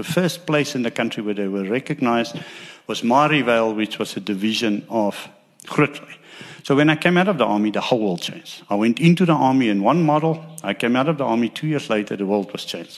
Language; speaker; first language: English; non-native, local second language; Afrikaans